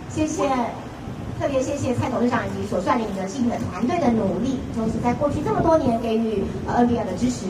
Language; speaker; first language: Chinese; native; Chinese